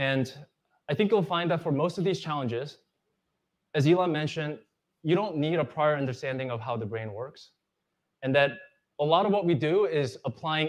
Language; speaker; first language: English; non-native, fluent; Korean